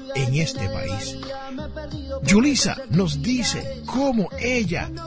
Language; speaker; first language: Spanish; early bilingual, heritage; Spanish